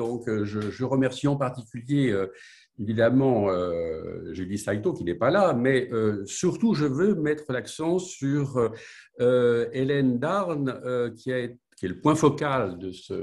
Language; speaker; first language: French; native; French